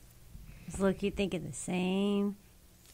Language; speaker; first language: English; native; English